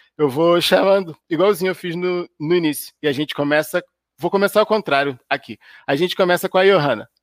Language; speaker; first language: Portuguese; native; Portuguese